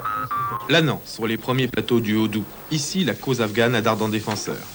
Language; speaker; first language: French; native; French